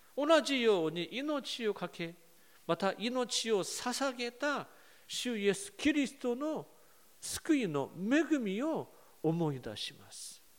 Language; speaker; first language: Japanese; non-native, fluent; Korean